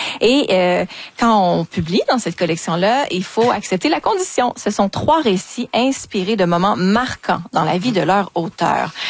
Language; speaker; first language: French; native; French